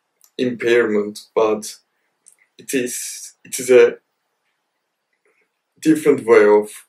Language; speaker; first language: English; non-native, fluent; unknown